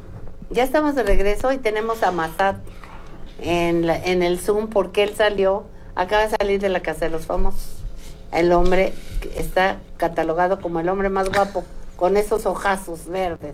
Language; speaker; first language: Spanish; native; Spanish